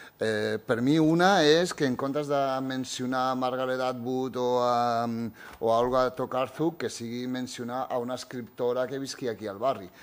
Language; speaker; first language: Catalan; early bilingual, other home language; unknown